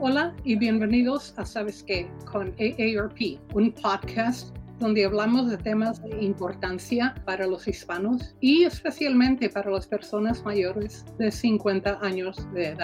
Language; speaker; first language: Spanish; early bilingual, heritage; Spanish